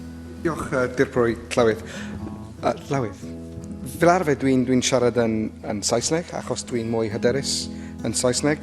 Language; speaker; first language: Welsh; non-native, fluent; English